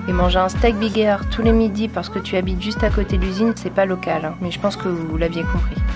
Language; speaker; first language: French; native; French